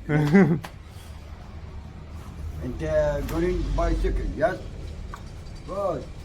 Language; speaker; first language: English; non-native, learner; Arabic